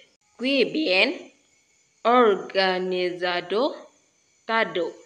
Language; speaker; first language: Spanish; non-native, learner; Malay